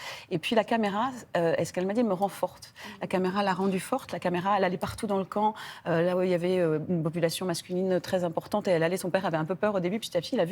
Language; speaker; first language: French; native; French